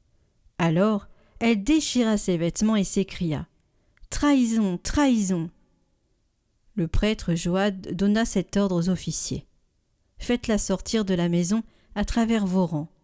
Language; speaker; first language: French; native; French